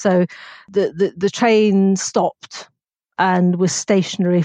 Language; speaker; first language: English; native; English